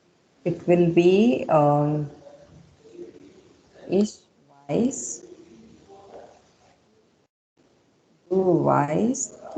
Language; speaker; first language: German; non-native, fluent; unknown